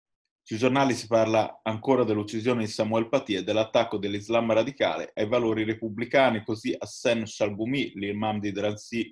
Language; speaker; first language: Italian; native; Italian